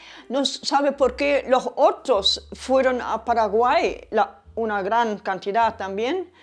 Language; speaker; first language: Spanish; early bilingual, other home language; German